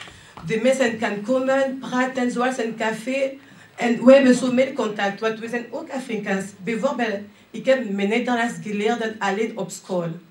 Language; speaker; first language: Dutch; non-native, learner; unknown